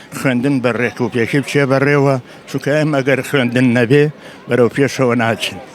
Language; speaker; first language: Central Kurdish; native; Central Kurdish